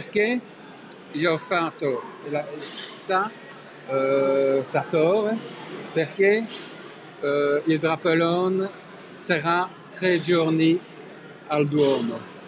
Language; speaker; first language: Italian; non-native, learner; French